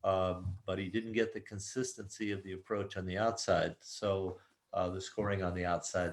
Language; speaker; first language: English; native; English